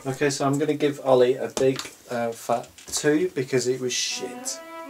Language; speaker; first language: English; native; English